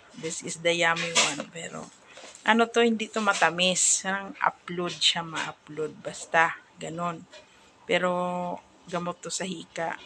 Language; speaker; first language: Filipino; non-native, local second language; Hiligaynon